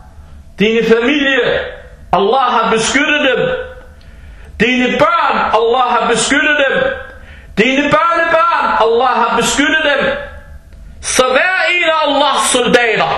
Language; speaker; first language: Danish; non-native, fluent; Arabic